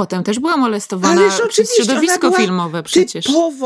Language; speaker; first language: Polish; native; Polish